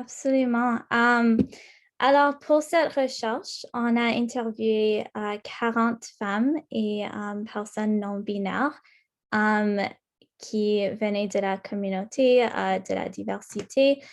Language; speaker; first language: French; non-native, local second language; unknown